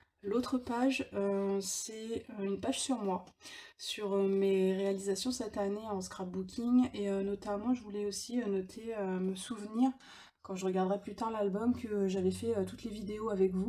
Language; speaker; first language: French; native; French